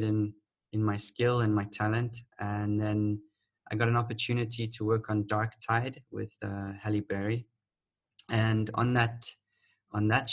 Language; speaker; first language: English; native; English